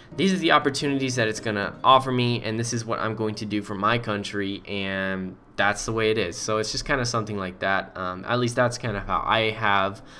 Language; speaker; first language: English; native; English